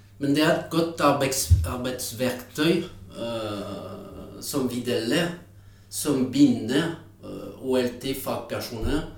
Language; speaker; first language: Norwegian; non-native, fluent; French